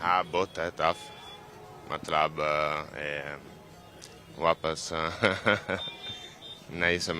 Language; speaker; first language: Hindi; non-native, learner; Italian